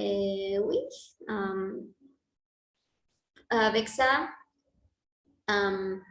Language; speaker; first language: French; non-native, learner; Spanish